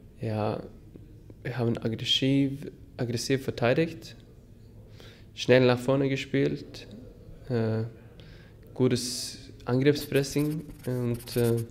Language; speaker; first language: German; non-native, fluent; Norwegian